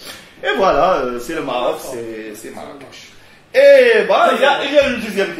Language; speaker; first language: French; non-native, local second language; Arabic